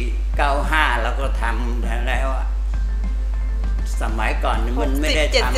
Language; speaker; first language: Thai; non-native, local second language; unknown